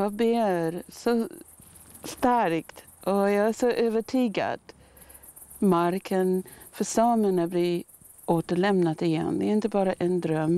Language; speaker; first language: Swedish; non-native, fluent; Māori